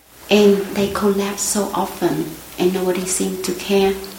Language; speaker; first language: English; non-native, fluent; Vietnamese